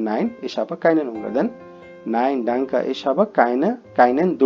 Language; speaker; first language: German; non-native, fluent; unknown